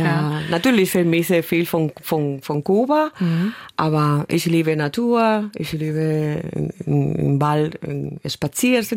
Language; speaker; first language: German; non-native, fluent; Spanish